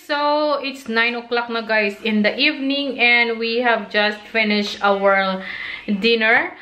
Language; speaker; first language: English; non-native, local second language; Filipino